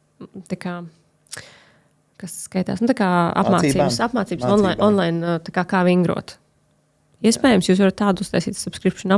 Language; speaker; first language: Latvian; native; Latvian